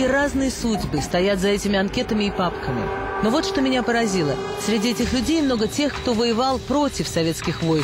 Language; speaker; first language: Russian; native; Russian